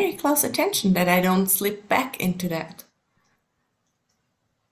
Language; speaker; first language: English; non-native, fluent; German